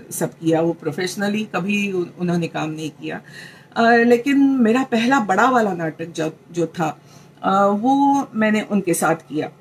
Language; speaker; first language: Hindi; non-native, local second language; Marathi